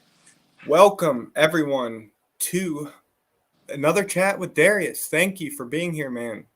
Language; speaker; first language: English; native; English